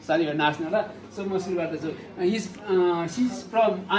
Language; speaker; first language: English; non-native, learner; Nepali